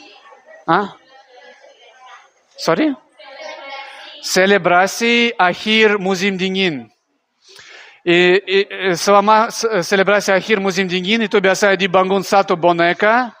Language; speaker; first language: Indonesian; non-native, learner; Russian